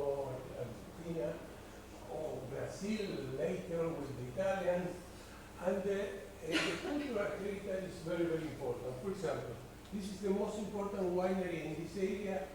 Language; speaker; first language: English; non-native, fluent; Spanish